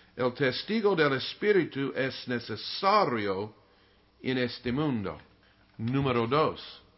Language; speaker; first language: Spanish; non-native, learner; English